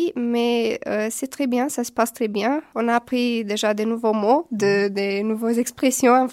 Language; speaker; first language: French; non-native, fluent; Romanian